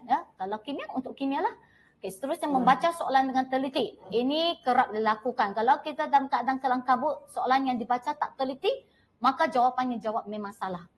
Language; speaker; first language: Malay; non-native, local second language; Chinese